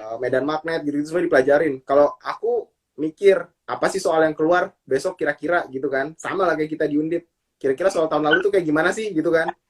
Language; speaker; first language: Indonesian; native; Indonesian